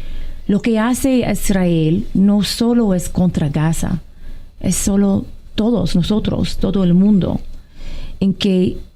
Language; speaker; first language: Spanish; non-native, fluent; Arabic